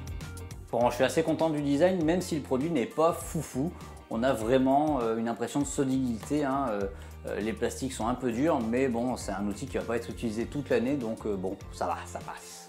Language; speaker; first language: French; native; French